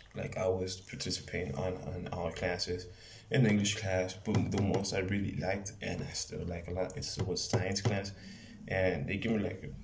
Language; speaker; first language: English; non-native, fluent; Spanish